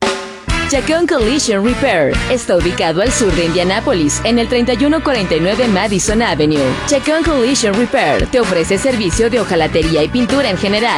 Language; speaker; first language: Spanish; native; Spanish